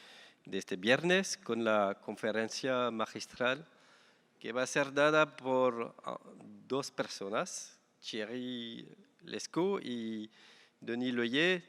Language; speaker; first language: Spanish; non-native, fluent; French